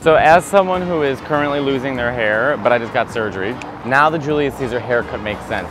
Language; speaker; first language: English; native; English